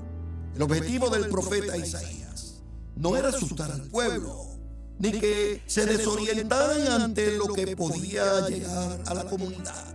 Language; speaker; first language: Spanish; native; Spanish